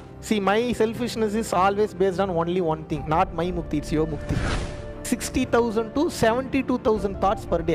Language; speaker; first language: English; non-native, local second language; Tamil